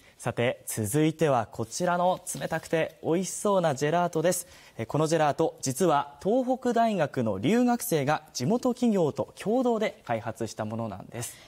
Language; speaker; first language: Japanese; native; Japanese